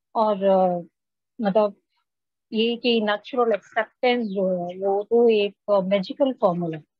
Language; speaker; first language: Hindi; native; Hindi